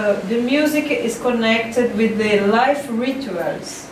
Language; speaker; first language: English; non-native, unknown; Portuguese